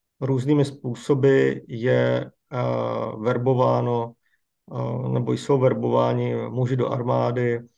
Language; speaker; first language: Czech; native; Czech